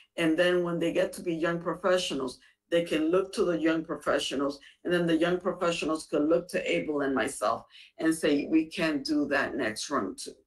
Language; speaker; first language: English; native; English